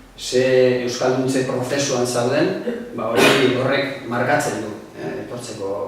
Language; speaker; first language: Basque; non-native, local second language; Spanish